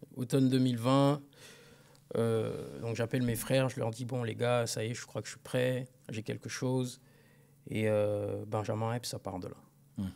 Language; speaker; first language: French; native; French